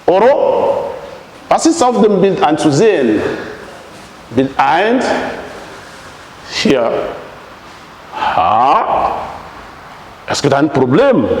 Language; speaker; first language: German; non-native, fluent; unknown